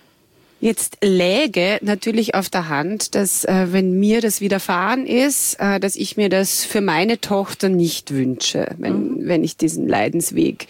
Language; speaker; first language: German; native; German